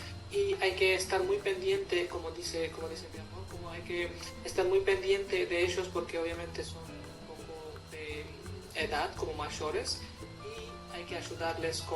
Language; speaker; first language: Spanish; non-native, fluent; Hindi